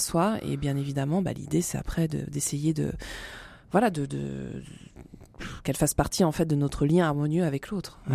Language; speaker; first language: French; native; French